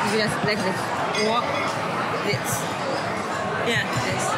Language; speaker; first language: English; non-native, learner; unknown